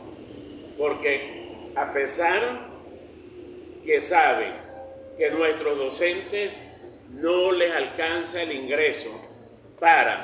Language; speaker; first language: Spanish; native; Spanish